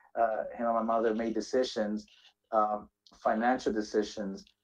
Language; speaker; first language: English; native; English